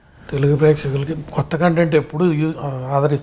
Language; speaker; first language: Telugu; non-native, learner; Tamil